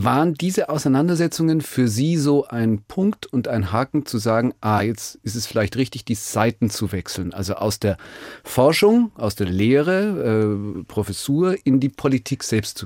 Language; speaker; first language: German; native; German